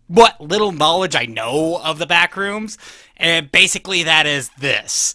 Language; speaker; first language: English; native; English